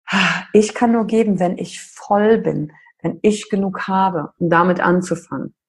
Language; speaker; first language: German; native; German